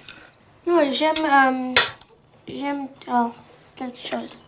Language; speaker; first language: French; non-native, learner; English